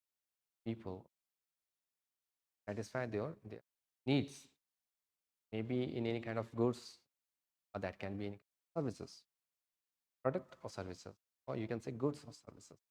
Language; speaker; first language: English; non-native, local second language; Odia